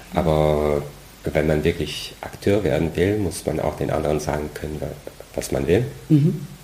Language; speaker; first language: German; non-native, fluent; French